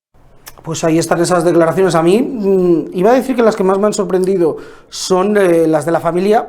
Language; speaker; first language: Spanish; native; Spanish